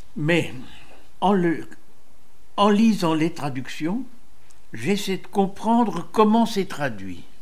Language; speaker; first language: French; native; French